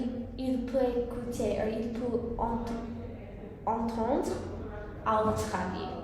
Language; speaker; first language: French; non-native, learner; English